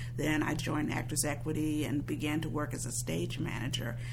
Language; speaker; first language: English; native; English